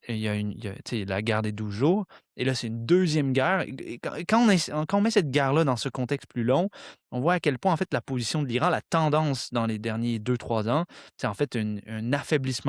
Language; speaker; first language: French; native; French